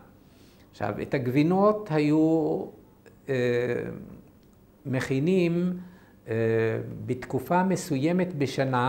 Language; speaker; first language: Hebrew; non-native, fluent; Arabic